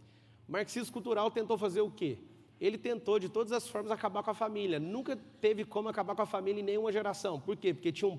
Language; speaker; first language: Portuguese; native; Portuguese